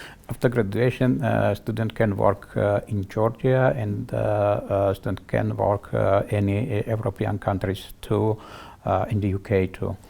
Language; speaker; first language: English; non-native, learner; Georgian